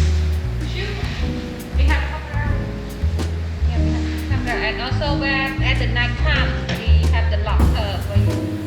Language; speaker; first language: English; non-native, learner; Khmer